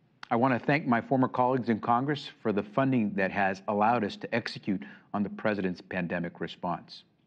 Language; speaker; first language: English; early bilingual, other home language; Spanish